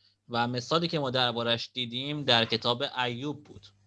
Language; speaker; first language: Persian; native; Persian